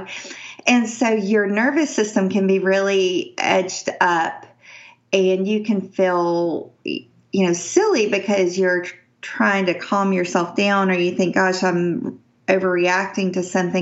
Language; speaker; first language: English; native; English